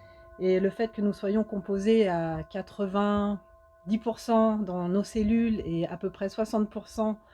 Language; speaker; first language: French; native; French